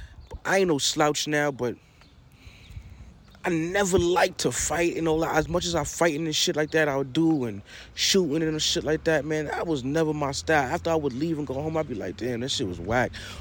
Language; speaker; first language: English; native; English